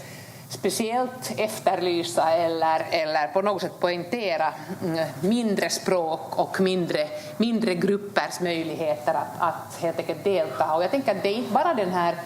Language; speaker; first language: Swedish; native; Swedish